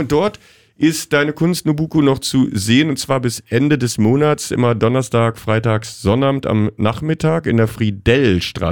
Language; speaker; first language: German; native; German